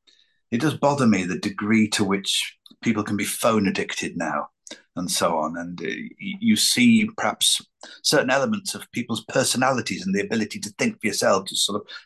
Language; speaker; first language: English; native; English